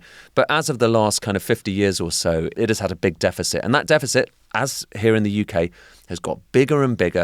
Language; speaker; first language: English; native; English